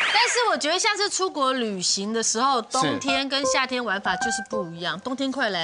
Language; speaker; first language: Chinese; native; Chinese